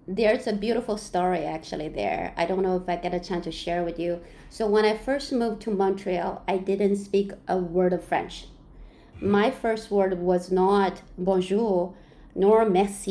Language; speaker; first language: English; non-native, fluent; Chinese